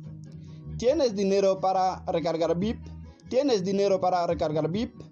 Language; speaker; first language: Spanish; non-native, learner; Haitian Creole